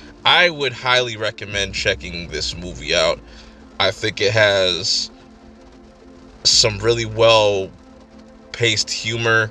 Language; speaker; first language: English; native; English